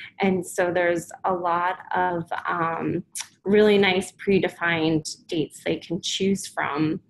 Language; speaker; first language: English; native; English